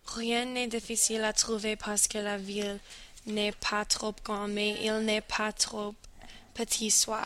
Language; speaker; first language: French; non-native, learner; English